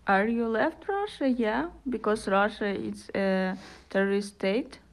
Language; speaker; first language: English; non-native, learner; Russian